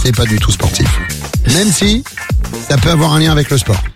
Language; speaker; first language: French; native; French